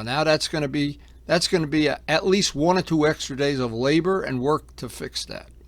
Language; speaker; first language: English; native; English